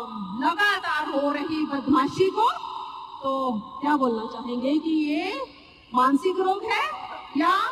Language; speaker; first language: Hindi; native; Hindi